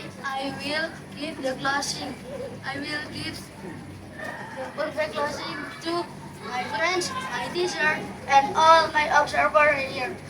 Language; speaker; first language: English; non-native, learner; Indonesian